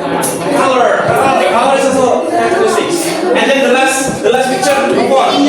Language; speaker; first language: English; non-native, fluent; Indonesian